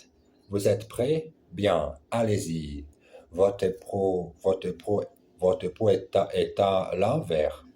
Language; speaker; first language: French; non-native, learner; German